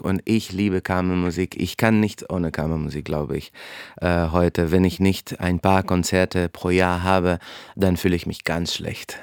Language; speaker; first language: German; non-native, fluent; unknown